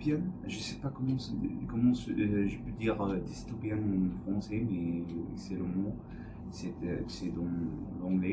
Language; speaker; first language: French; non-native, learner; English